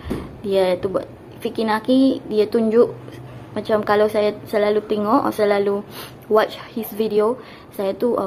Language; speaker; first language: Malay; non-native, fluent; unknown